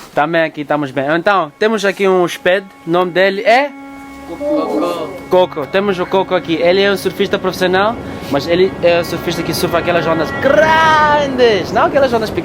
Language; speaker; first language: Portuguese; non-native, local second language; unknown